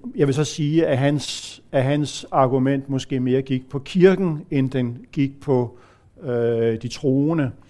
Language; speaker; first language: Danish; native; Danish